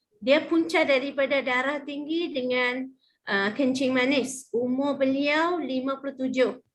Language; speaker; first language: Malay; native; Malay